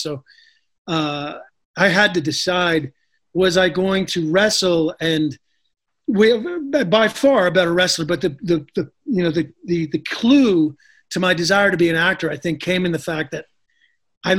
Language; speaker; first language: English; native; English